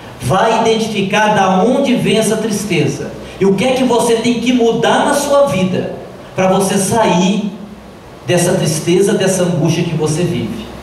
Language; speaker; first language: Portuguese; native; Portuguese